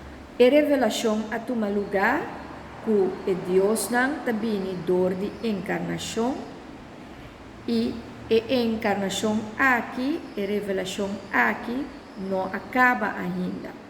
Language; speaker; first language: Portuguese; non-native, learner; Papiamento